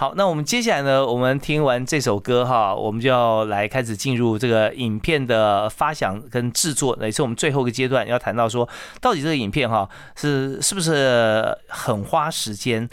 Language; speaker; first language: Chinese; native; Chinese